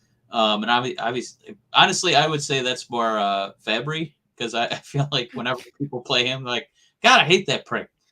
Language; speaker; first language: English; native; English